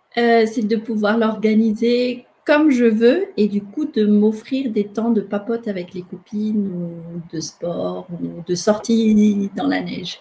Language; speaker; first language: French; non-native, local second language; Malagasy